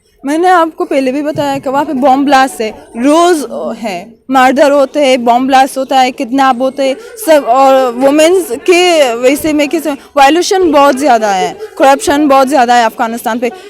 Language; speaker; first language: Hindi; non-native, fluent; Persian